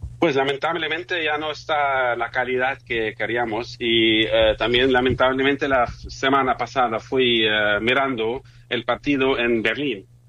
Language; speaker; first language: Spanish; non-native, fluent; German